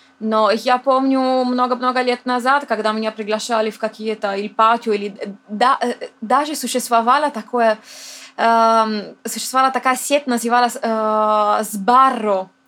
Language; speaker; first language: Russian; non-native, fluent; Italian